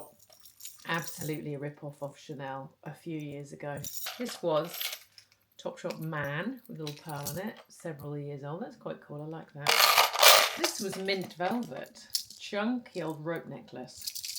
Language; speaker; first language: English; native; English